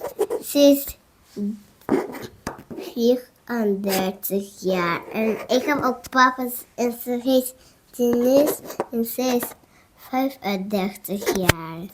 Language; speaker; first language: Dutch; early bilingual, other home language; Russian